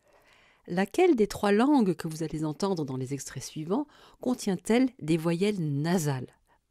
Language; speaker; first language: French; native; French